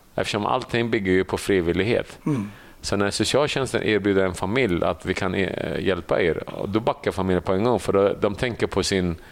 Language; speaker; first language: Swedish; early bilingual, other home language; Assyrian Neo-Aramaic